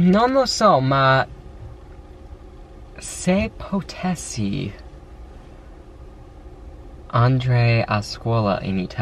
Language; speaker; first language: Italian; non-native, learner; English